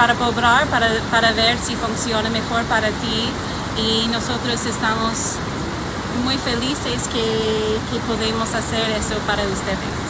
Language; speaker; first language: Spanish; non-native, learner; English